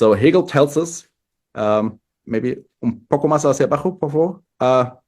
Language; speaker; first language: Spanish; non-native, fluent; German